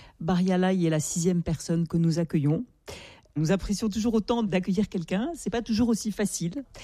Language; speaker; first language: French; native; French